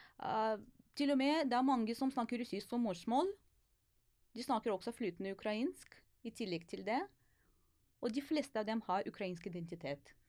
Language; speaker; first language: Norwegian; non-native, fluent; Ukrainian